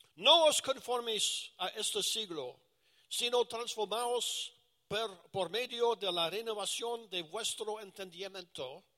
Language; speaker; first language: Spanish; non-native, learner; English